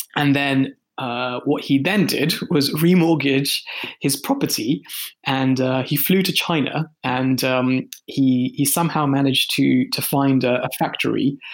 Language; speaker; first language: English; early bilingual, other home language; Hindi